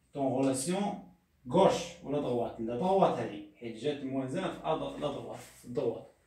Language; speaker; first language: French; non-native, local second language; Arabic